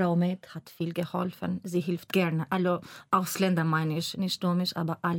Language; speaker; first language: German; non-native, learner; Albanian